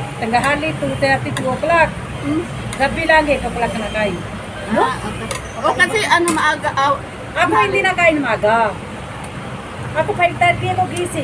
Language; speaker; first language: Filipino; non-native, learner; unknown